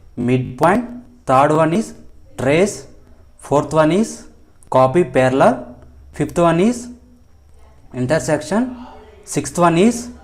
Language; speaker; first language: English; non-native, local second language; Telugu